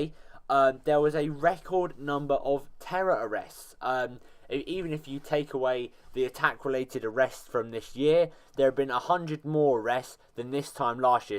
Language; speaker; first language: English; native; English